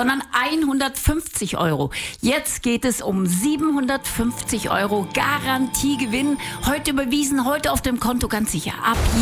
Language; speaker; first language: German; native; German